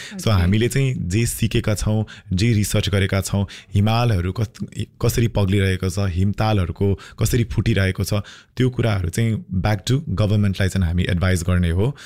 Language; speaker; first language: Nepali; early bilingual, heritage; Nepali